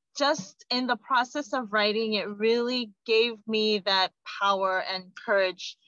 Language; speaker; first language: English; non-native, fluent; Korean